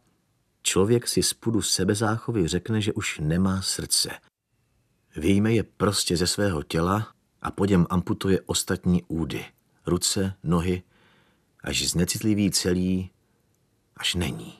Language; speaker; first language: Czech; native; Czech